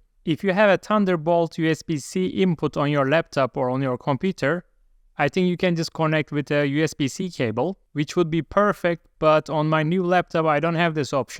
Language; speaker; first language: English; non-native, fluent; Turkish